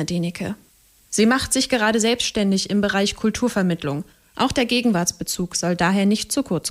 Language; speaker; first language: German; native; German